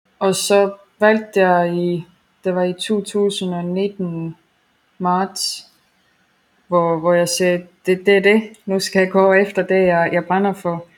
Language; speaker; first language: Danish; non-native, fluent; Estonian